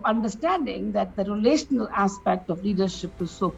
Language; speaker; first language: English; non-native, local second language; Tamil